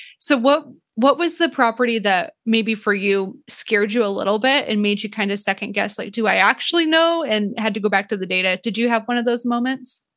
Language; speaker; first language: English; native; English